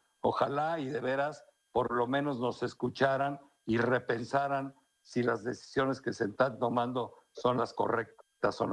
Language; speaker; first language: Spanish; native; Spanish